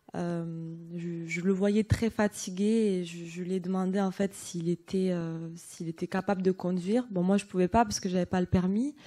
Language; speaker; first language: French; native; French